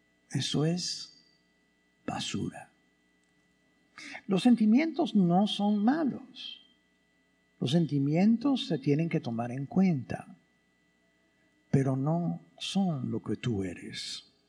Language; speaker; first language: Spanish; early bilingual, other home language; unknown